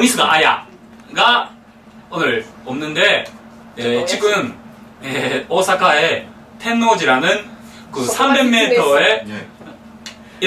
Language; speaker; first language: Korean; non-native, fluent; Japanese